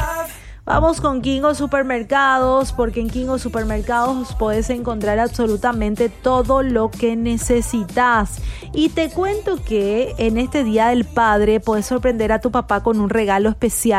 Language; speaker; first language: Spanish; native; Spanish